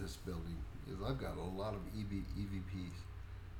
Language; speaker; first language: English; native; English